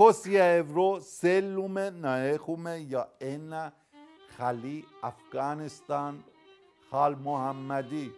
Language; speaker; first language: Greek; non-native, learner; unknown